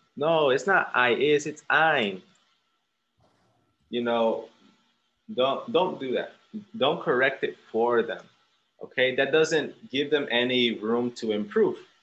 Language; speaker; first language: English; early bilingual, other home language; Spanish